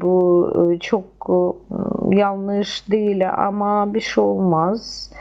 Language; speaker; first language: Turkish; non-native, learner; Russian